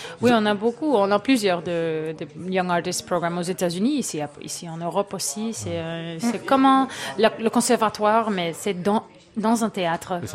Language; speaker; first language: French; non-native, fluent; Spanish